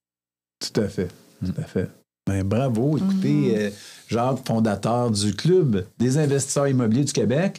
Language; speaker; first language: French; native; French